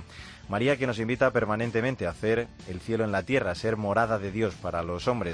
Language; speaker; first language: Spanish; native; Spanish